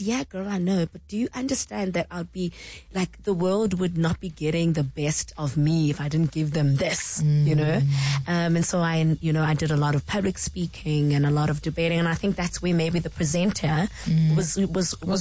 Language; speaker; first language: English; non-native, local second language; Xhosa